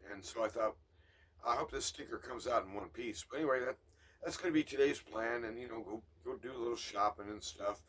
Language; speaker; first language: English; native; English